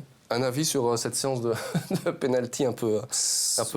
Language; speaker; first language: French; native; French